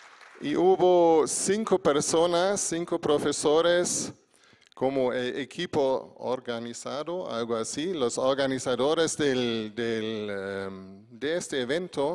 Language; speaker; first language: Spanish; non-native, fluent; German